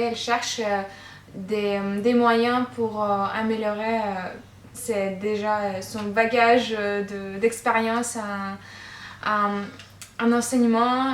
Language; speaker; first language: French; non-native, fluent; Russian